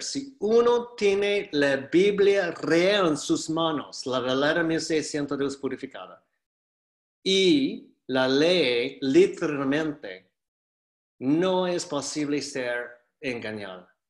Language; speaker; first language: Spanish; non-native, fluent; English